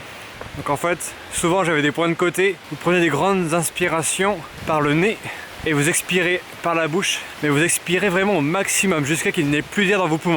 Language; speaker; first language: French; native; French